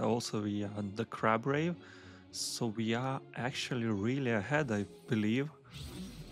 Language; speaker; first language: English; non-native, fluent; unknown